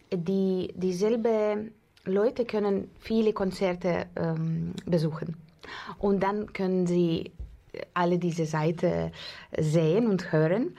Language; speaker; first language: German; non-native, fluent; Russian